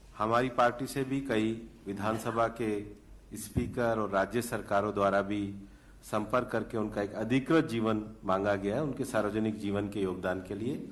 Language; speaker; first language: Hindi; native; Hindi